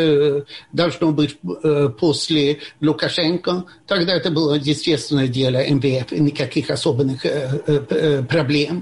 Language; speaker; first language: Russian; non-native, fluent; Swedish